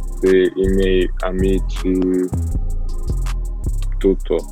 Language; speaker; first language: Italian; non-native, learner; Albanian